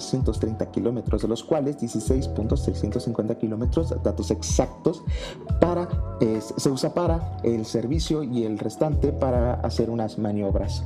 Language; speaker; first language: Spanish; native; Spanish